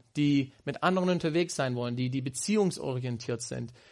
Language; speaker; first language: German; non-native, fluent; English